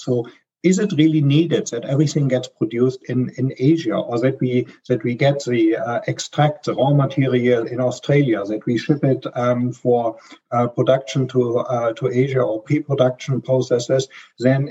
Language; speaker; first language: English; non-native, fluent; German